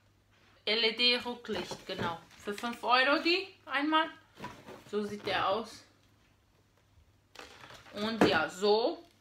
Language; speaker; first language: German; non-native, fluent; Portuguese